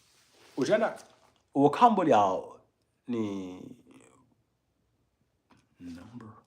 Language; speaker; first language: Chinese; non-native, learner; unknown